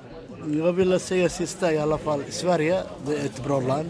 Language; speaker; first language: Swedish; non-native, learner; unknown